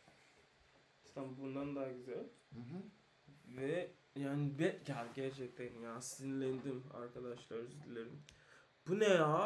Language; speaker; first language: Turkish; non-native, learner; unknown